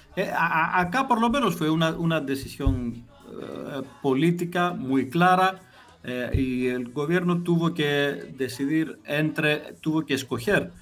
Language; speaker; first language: Spanish; non-native, fluent; Greek